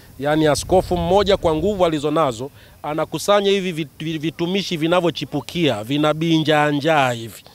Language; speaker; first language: Swahili; native; Swahili